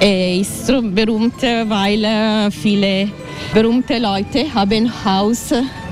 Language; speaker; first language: German; non-native, learner; Italian